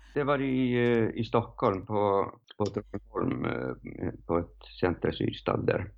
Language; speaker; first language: Swedish; non-native, fluent; Icelandic